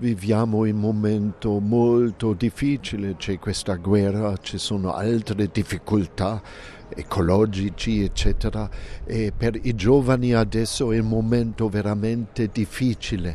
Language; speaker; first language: Italian; non-native, fluent; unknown